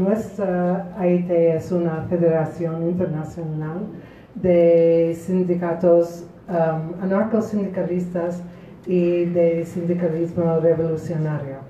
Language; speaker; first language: Spanish; non-native, fluent; Polish